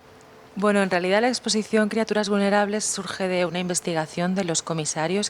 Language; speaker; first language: Spanish; native; Spanish